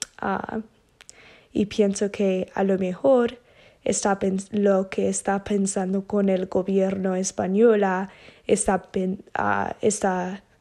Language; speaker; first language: Spanish; non-native, learner; English